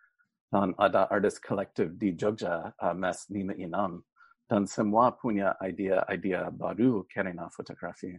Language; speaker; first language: Indonesian; non-native, fluent; English